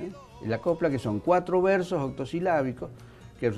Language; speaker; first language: Spanish; native; Spanish